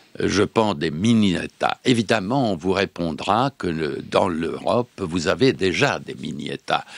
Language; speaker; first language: French; non-native, fluent; Serbian